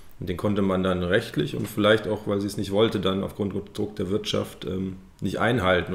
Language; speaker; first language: German; native; German